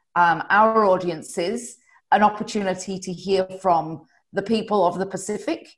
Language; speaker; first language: English; native; English